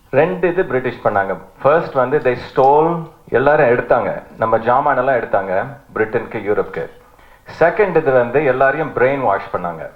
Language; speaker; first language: Tamil; early bilingual, heritage; Tamil